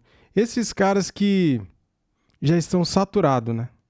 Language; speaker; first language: Portuguese; native; Portuguese